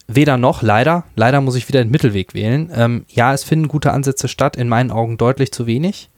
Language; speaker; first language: German; native; German